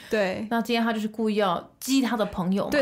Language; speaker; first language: Chinese; native; Chinese